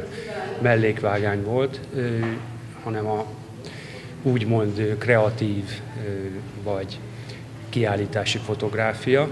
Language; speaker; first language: Hungarian; native; Hungarian